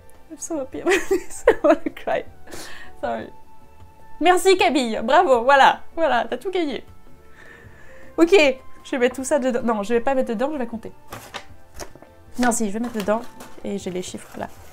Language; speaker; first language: French; native; French